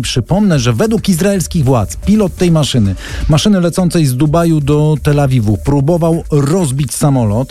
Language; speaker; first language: Polish; native; Polish